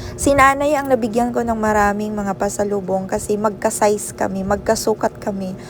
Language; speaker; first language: Filipino; non-native, local second language; Waray